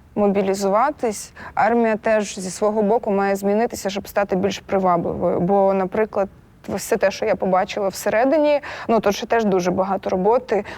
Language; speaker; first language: Ukrainian; non-native, local second language; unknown